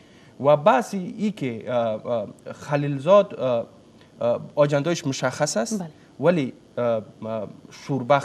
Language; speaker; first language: Persian; native; Persian